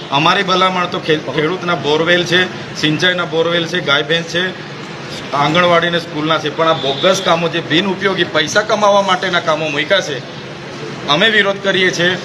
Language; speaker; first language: Gujarati; non-native, local second language; Vasavi